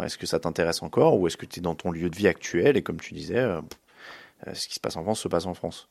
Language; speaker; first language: French; native; French